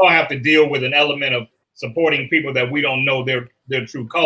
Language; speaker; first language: English; native; English